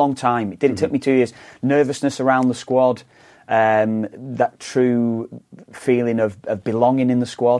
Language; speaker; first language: English; native; English